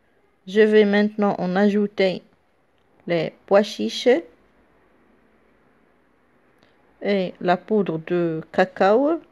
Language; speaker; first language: French; non-native, local second language; Arabic